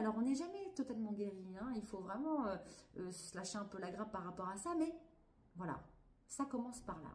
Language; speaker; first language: French; native; French